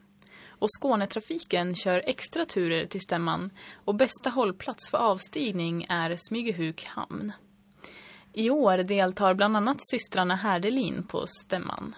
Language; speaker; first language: Swedish; native; Swedish